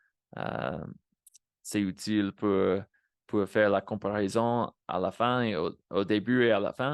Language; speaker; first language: French; non-native, fluent; Spanish